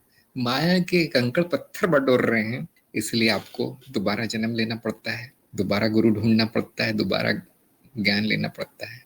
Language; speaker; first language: Hindi; native; Hindi